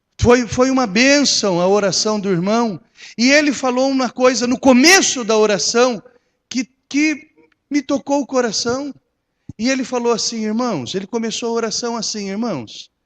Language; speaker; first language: Portuguese; native; Portuguese